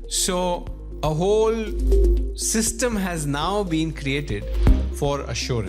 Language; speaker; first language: English; non-native, local second language; Punjabi